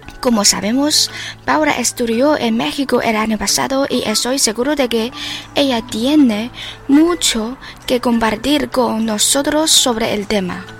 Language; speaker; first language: Spanish; non-native, fluent; Chinese